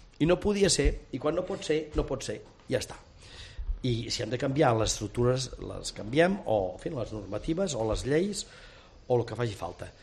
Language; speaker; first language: Catalan; native; Catalan